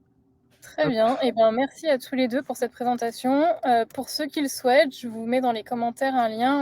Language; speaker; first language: French; native; French